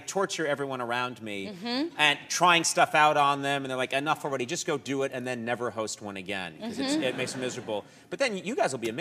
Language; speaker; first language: English; native; English